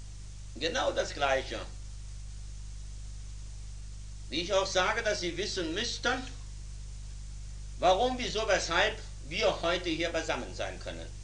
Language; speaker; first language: German; native; German